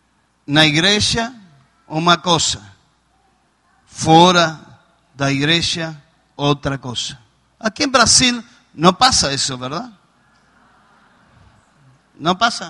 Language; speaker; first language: Portuguese; non-native, learner; Spanish